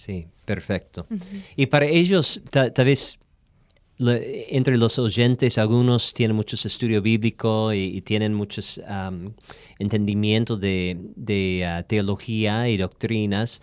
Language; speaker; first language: Spanish; non-native, fluent; English